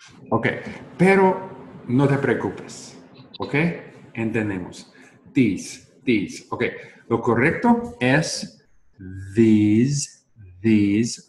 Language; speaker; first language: Spanish; non-native, learner; English